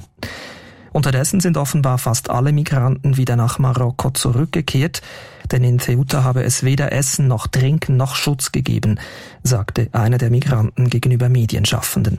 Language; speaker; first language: German; native; German